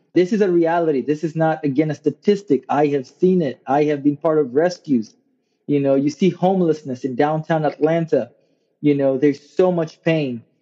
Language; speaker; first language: English; non-native, local second language; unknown